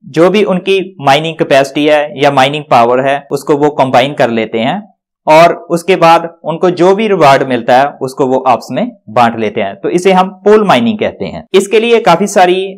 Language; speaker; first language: Hindi; non-native, local second language; Punjabi